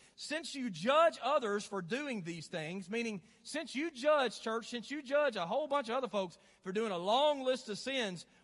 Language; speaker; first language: English; native; English